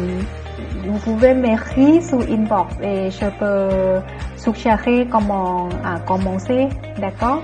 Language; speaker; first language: French; non-native, fluent; Thai